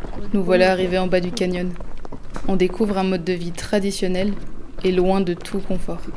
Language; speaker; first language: French; native; French